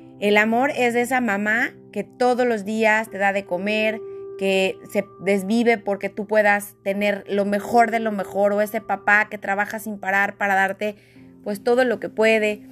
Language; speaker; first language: Spanish; native; Spanish